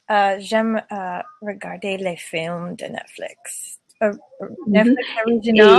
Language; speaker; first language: French; non-native, learner; English